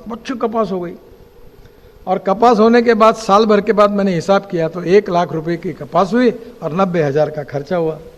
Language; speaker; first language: Hindi; non-native, local second language; Marathi